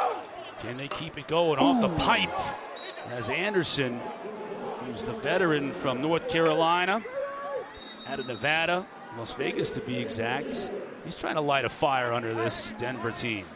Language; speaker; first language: English; native; English